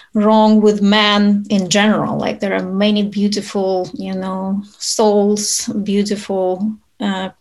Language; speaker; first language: English; non-native, fluent; Ukrainian